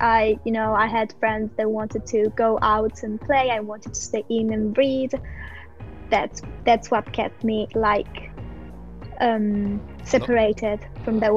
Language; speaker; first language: English; non-native, fluent; Italian